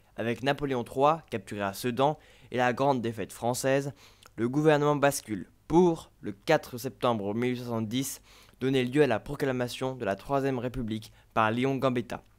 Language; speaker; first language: French; native; French